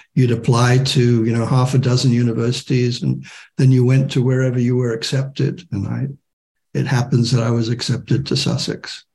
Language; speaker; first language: English; non-native, local second language; German